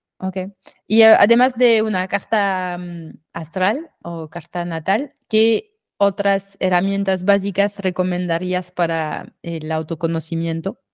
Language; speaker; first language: Spanish; non-native, fluent; French